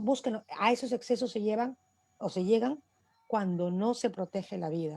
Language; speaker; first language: Spanish; native; Spanish